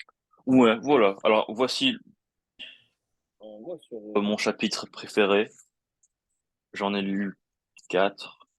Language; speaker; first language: French; non-native, fluent; English